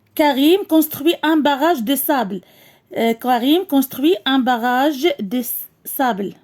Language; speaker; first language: French; non-native, local second language; Arabic